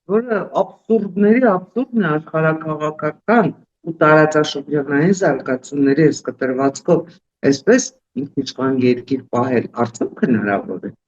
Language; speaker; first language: Armenian; native; Armenian